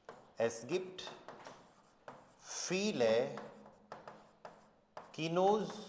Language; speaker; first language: German; non-native, fluent; Hindi